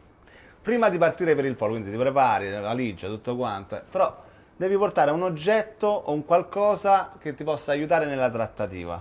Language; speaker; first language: Italian; native; Italian